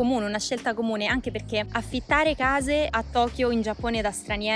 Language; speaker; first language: Italian; native; Italian